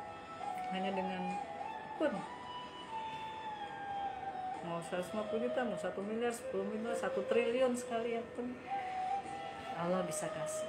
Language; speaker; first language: Indonesian; native; Indonesian